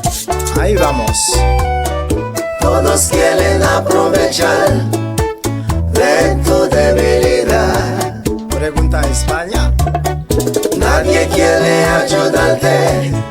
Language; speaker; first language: Spanish; non-native, learner; Haitian Creole